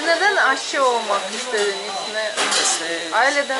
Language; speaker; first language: Turkish; non-native, learner; Russian